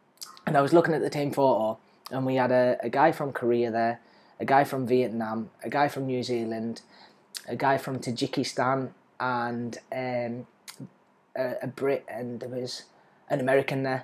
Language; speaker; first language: English; native; English